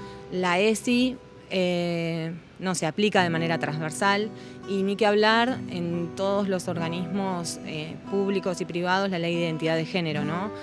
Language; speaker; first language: Spanish; native; Spanish